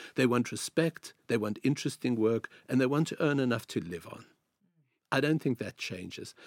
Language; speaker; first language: English; native; English